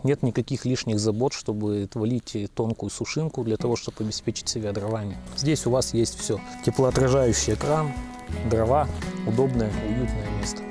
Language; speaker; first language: Russian; native; Russian